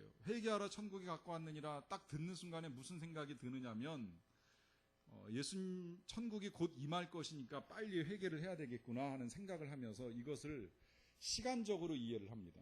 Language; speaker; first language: Korean; native; Korean